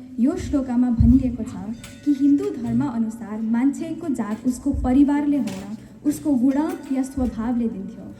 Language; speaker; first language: Nepali; early bilingual, heritage; Nepali